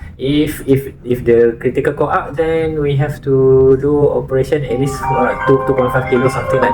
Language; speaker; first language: English; non-native, local second language; Malay